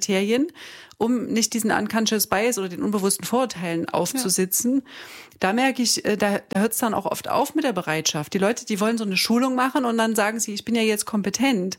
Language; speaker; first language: German; native; German